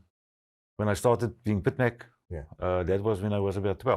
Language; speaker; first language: English; non-native, local second language; Afrikaans